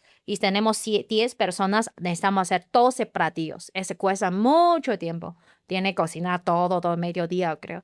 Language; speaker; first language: Spanish; non-native, learner; Chinese